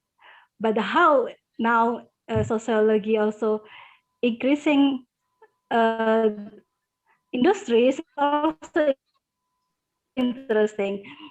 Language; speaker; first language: English; non-native, learner; Indonesian